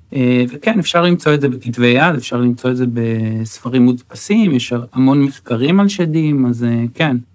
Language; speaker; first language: Hebrew; native; Hebrew